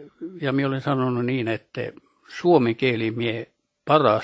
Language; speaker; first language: Finnish; early bilingual, heritage; Norwegian